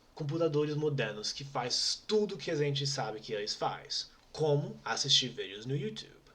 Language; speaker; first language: Portuguese; non-native, fluent; English